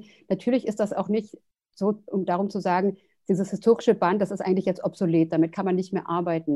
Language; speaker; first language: German; native; German